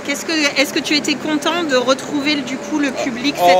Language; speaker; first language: French; native; French